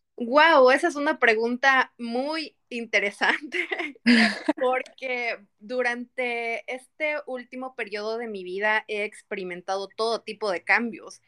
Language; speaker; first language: Spanish; native; Spanish